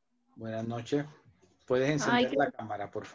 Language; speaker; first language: Spanish; native; Spanish